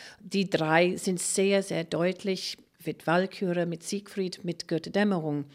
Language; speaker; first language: German; non-native, fluent; English